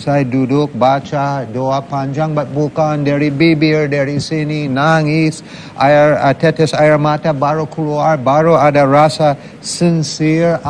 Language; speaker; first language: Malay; non-native, fluent; English